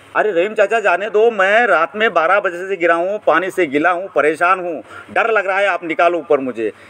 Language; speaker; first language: Hindi; non-native, local second language; Marathi